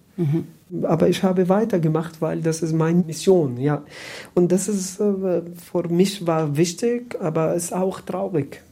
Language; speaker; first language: German; non-native, learner; Arabic